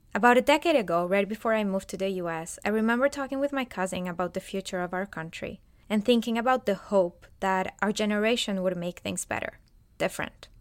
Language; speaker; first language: English; non-native, fluent; Spanish